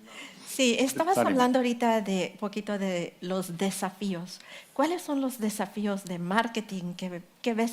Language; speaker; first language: Spanish; early bilingual, heritage; Spanish